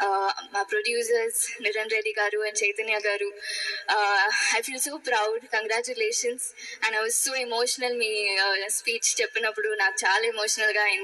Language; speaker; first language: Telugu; non-native, learner; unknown